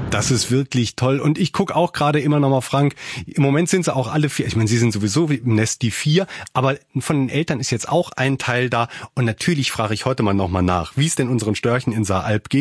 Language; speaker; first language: German; native; German